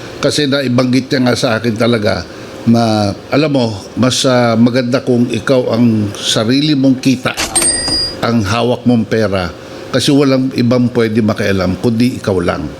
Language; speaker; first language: Filipino; native; Filipino